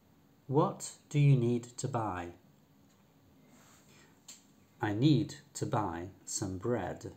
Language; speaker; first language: English; non-native, fluent; Polish